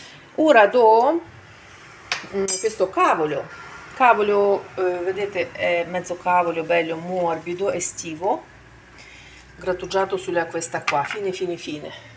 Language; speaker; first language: Italian; non-native, fluent; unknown